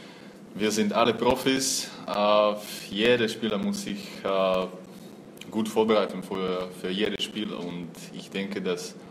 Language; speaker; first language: German; non-native, fluent; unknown